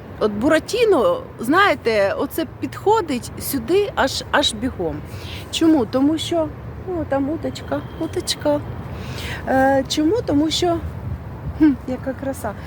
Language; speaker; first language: Ukrainian; non-native, local second language; Russian